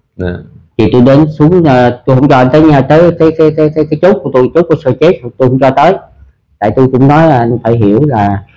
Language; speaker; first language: Vietnamese; early bilingual, heritage; Vietnamese